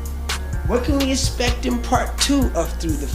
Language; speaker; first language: English; native; English